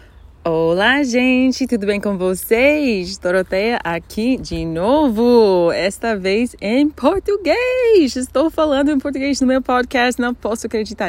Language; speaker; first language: Portuguese; non-native, fluent; English